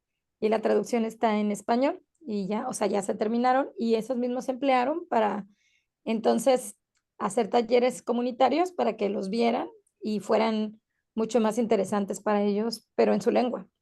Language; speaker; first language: Spanish; native; Spanish